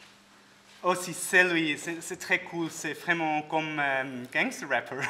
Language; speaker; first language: French; non-native, learner; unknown